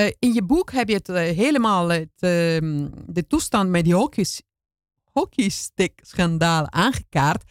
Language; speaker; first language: Dutch; non-native, fluent; Italian